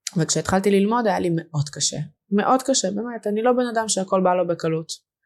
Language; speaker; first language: Hebrew; early bilingual, other home language; Russian